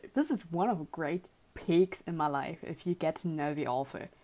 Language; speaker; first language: English; early bilingual, other home language; German